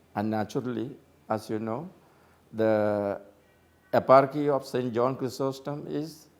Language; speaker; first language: English; non-native, local second language; Malayalam